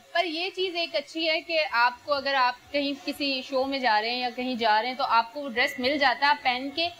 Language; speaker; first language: Urdu; native; Urdu